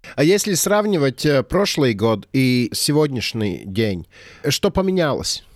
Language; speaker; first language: Russian; non-native, fluent; Latvian